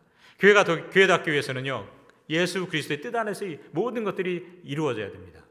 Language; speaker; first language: Korean; native; Korean